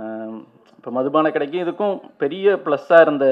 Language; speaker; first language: Tamil; native; Tamil